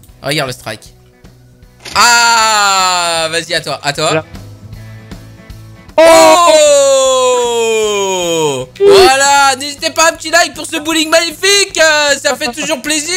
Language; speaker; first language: French; native; French